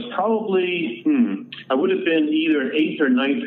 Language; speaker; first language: English; native; English